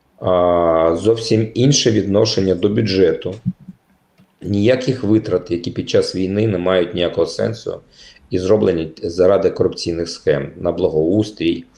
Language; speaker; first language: Ukrainian; native; Ukrainian